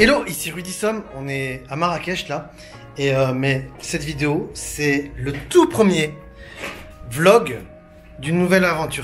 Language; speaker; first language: French; native; French